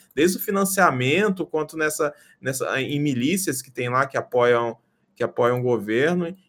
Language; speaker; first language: Portuguese; native; Portuguese